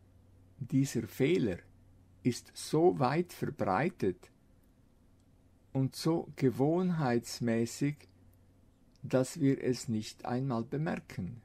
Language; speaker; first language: German; non-native, fluent; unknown